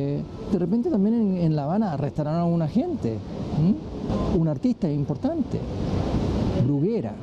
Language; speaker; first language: Spanish; native; Spanish